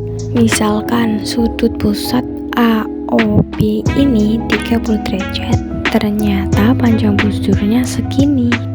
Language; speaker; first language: Indonesian; native; Indonesian